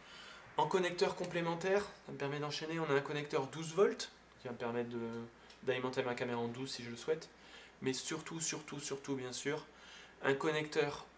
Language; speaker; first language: French; native; French